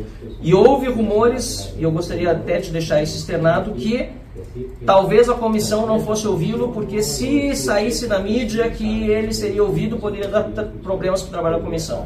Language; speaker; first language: Portuguese; native; Portuguese